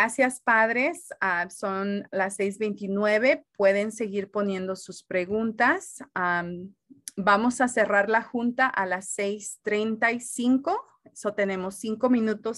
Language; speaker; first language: Spanish; early bilingual, heritage; Spanish